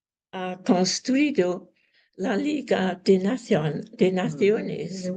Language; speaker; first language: Spanish; non-native, learner; English